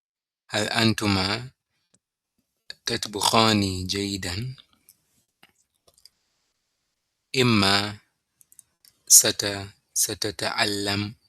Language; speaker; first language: Arabic; non-native, learner; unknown